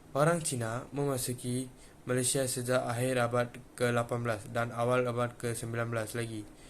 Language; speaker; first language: Malay; non-native, local second language; Tamil